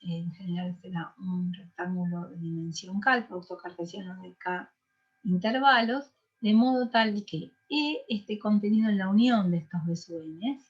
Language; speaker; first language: Spanish; native; Spanish